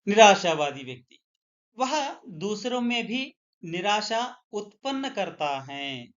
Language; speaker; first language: Hindi; non-native, local second language; Telugu